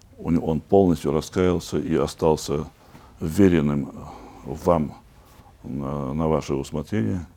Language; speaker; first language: Russian; non-native, local second language; Chechen